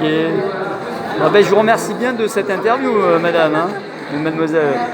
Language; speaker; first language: French; native; French